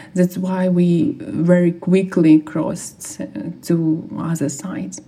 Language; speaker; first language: English; non-native, fluent; Ukrainian